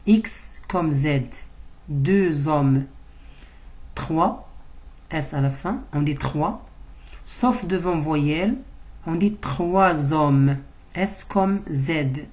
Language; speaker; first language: French; non-native, local second language; Arabic